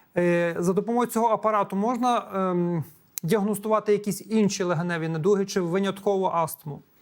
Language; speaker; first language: Ukrainian; native; Ukrainian